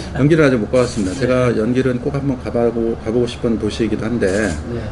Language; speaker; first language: Korean; native; Korean